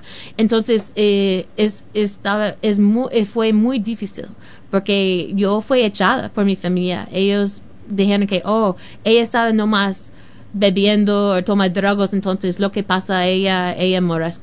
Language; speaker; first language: Spanish; non-native, learner; English